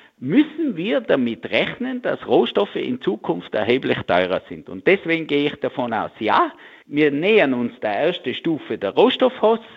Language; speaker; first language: German; native; German